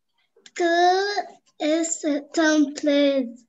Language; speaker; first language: French; non-native, learner; Arabic